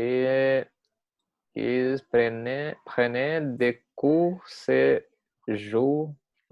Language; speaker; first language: French; non-native, learner; Portuguese